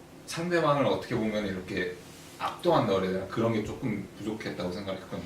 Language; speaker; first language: Korean; native; Korean